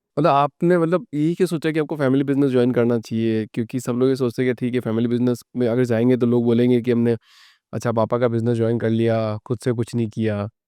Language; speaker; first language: Hindi; native; Hindi